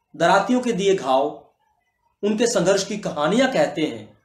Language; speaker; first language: Hindi; native; Hindi